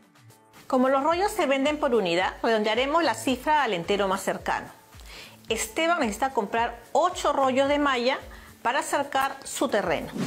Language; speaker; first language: Spanish; native; Spanish